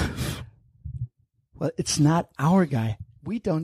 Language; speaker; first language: English; non-native, fluent; German